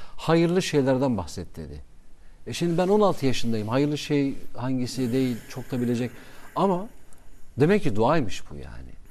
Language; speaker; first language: Turkish; non-native, local second language; Kurdish